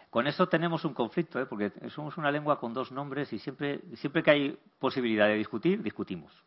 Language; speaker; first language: Spanish; native; Spanish